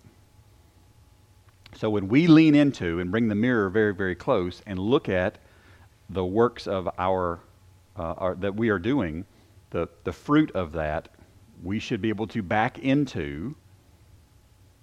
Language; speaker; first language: English; native; English